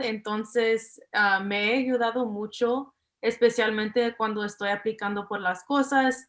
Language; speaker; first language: Spanish; early bilingual, heritage; English